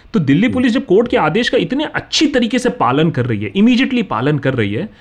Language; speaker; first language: Hindi; native; Hindi